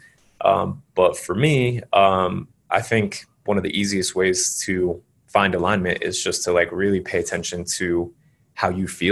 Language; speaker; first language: English; native; English